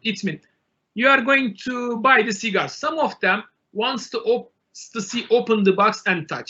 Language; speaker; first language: English; non-native, learner; Turkish